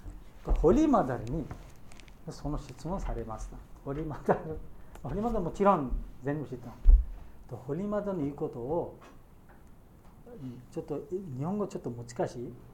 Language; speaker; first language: Japanese; non-native, learner; Bangla